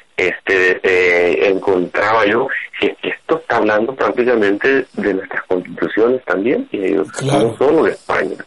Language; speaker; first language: Spanish; native; Spanish